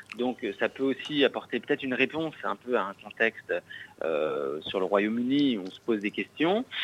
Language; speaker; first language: French; native; French